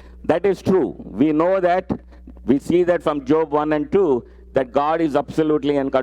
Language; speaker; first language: English; non-native, local second language; Telugu